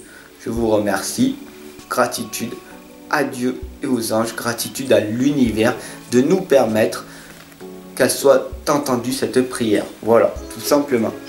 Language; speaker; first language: French; native; French